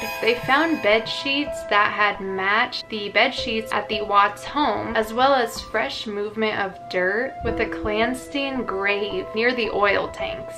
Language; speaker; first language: English; native; English